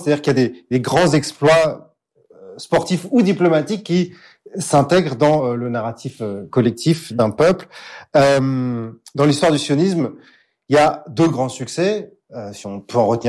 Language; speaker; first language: French; native; French